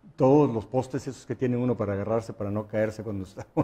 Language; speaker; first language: Spanish; native; Spanish